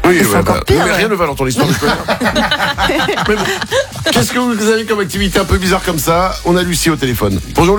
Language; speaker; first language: French; native; French